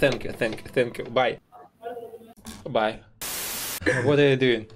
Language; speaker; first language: English; non-native, learner; Russian